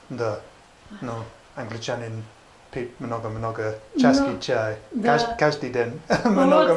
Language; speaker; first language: Russian; non-native, learner; English